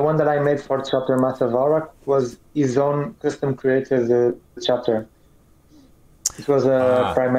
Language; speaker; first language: English; non-native, fluent; Portuguese